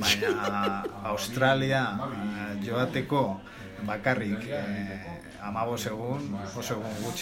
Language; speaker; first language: Basque; non-native, learner; Spanish